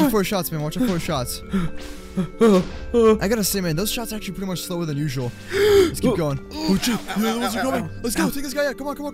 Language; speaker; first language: English; native; English